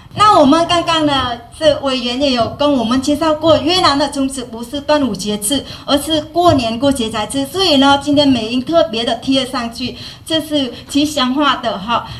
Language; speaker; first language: Chinese; non-native, fluent; Vietnamese